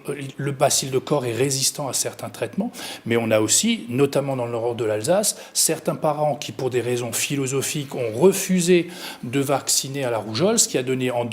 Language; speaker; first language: French; native; French